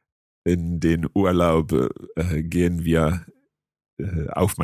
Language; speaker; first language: German; non-native, learner; English